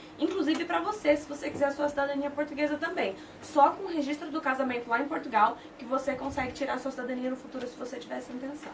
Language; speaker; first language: Portuguese; native; Portuguese